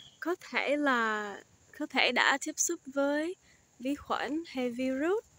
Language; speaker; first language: Vietnamese; early bilingual, heritage; Vietnamese